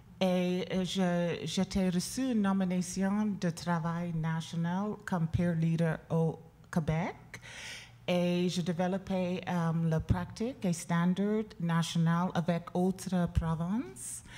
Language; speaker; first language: French; non-native, learner; English